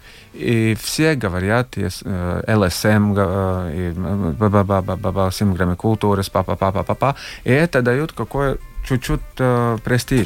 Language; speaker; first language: Russian; non-native, local second language; Latvian